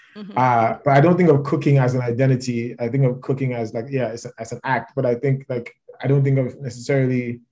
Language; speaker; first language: English; non-native, local second language; Yoruba